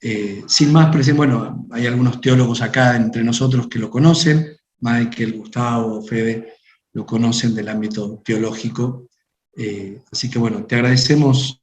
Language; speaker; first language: Spanish; native; Spanish